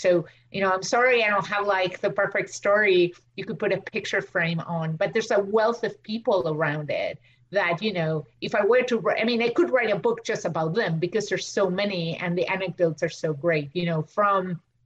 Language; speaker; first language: English; non-native, fluent; Spanish